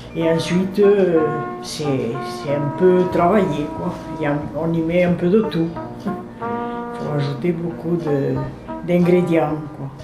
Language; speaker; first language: French; early bilingual, other home language; Polish